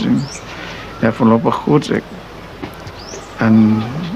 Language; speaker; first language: Dutch; non-native, local second language; Indonesian